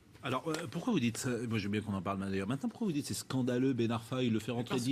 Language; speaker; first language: French; native; French